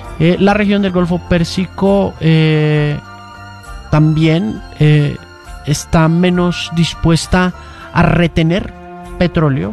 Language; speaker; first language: Spanish; native; Spanish